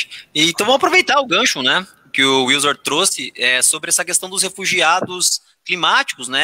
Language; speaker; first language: Portuguese; native; Portuguese